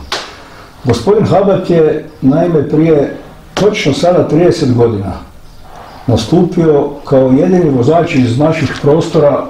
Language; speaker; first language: Croatian; native; Croatian